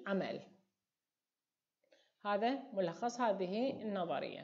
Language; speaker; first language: Arabic; native; Arabic